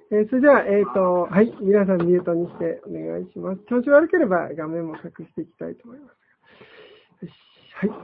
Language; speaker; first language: Japanese; native; Japanese